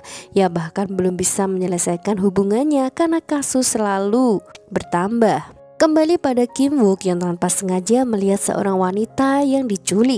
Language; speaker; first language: Indonesian; native; Indonesian